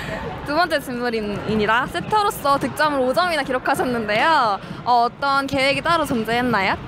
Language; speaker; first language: Korean; native; Korean